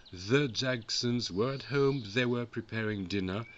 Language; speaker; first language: English; non-native, fluent; French